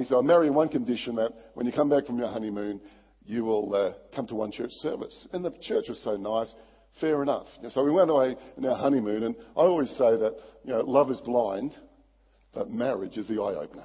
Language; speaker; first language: English; native; English